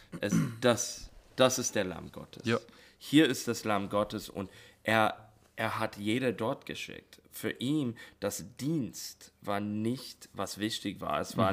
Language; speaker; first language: German; non-native, learner; English